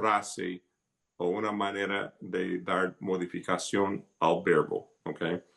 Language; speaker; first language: Spanish; non-native, fluent; English